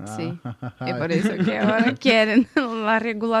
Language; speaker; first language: Spanish; non-native, fluent; Portuguese